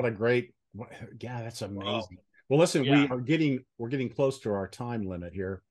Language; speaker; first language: English; native; English